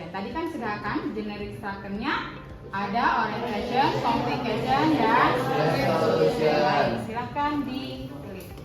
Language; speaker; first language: Indonesian; native; Indonesian